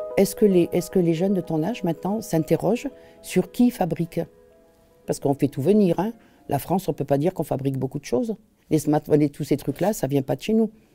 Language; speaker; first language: French; native; French